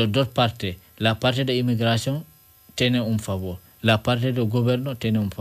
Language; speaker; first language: Spanish; non-native, learner; French